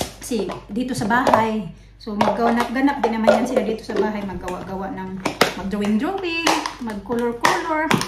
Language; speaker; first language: Filipino; non-native, local second language; Cebuano